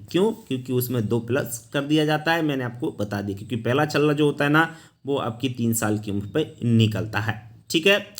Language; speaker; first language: Hindi; native; Hindi